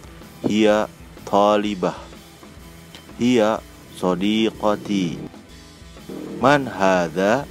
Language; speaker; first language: Arabic; non-native, fluent; Indonesian